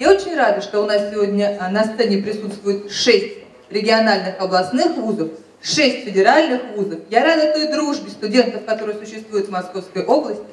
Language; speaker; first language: Russian; native; Russian